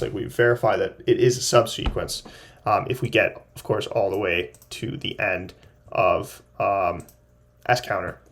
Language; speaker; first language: English; native; English